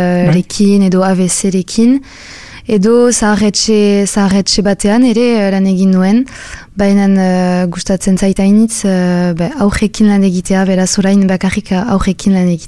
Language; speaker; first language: Basque; non-native, local second language; French